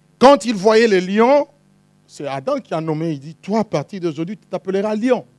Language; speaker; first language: French; non-native, local second language; Lingala